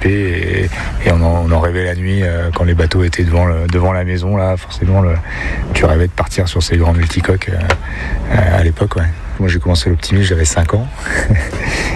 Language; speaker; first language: French; native; French